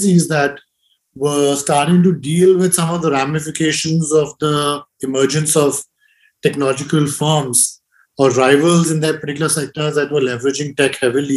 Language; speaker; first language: English; non-native, local second language; Hindi